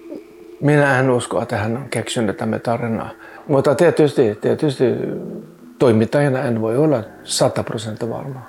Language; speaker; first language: Finnish; non-native, fluent; Norwegian